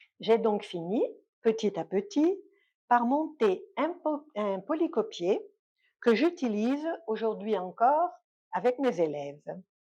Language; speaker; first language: French; native; French